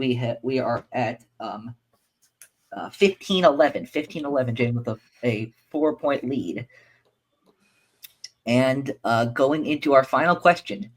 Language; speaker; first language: English; native; English